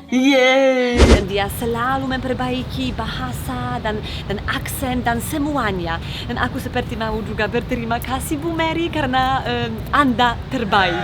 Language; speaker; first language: Indonesian; non-native, fluent; Polish